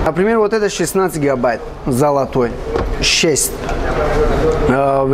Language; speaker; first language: Russian; non-native, fluent; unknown